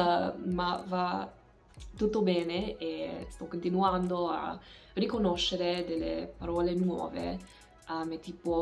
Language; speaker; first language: Italian; non-native, fluent; English